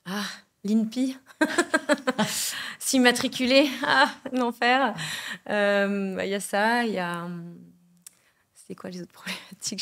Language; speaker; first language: French; native; French